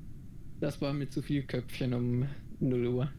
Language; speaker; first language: German; native; German